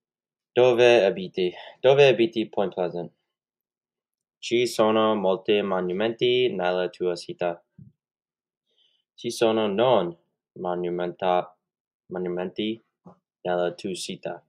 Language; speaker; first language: Italian; non-native, learner; English